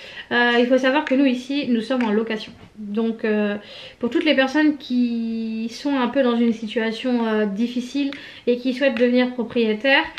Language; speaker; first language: French; native; French